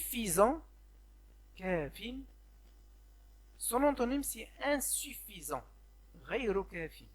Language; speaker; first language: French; non-native, local second language; Arabic